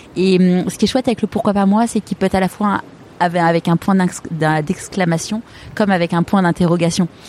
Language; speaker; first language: French; native; French